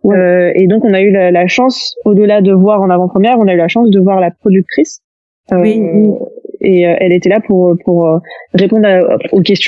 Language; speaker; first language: French; native; French